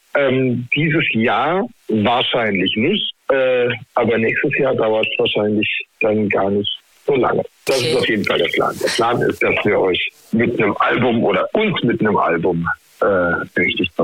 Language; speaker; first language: German; native; German